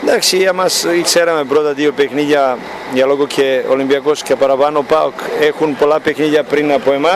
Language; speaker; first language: Greek; non-native, fluent; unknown